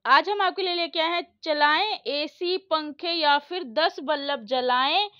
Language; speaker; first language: Hindi; native; Hindi